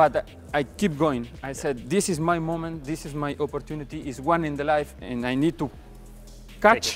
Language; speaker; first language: English; non-native, learner; Spanish